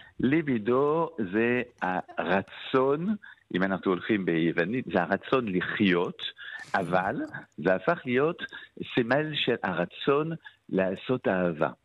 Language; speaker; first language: Hebrew; non-native, fluent; French